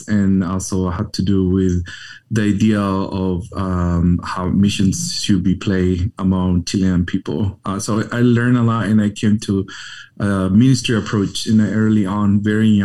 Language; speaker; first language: English; non-native, fluent; Spanish